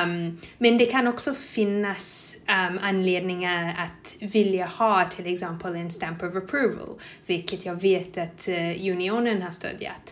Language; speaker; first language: Swedish; non-native, fluent; English